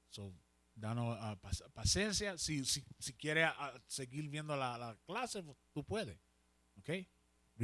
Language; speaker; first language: Spanish; early bilingual, heritage; Spanish